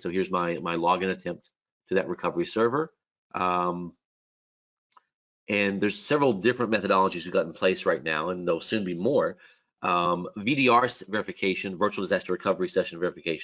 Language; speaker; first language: English; native; English